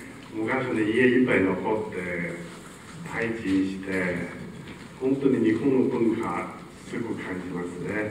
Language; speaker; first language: Japanese; non-native, fluent; Mongolian